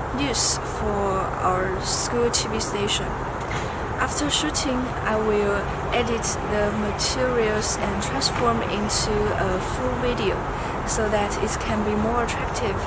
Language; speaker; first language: English; non-native, fluent; Chinese